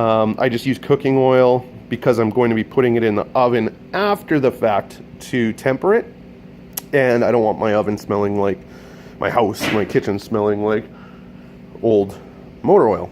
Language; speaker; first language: English; native; English